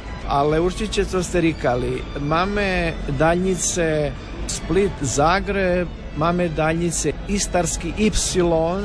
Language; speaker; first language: Czech; non-native, learner; Croatian